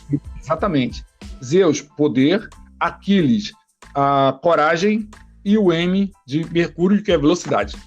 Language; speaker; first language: Portuguese; native; Portuguese